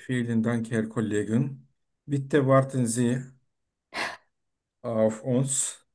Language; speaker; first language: German; non-native, learner; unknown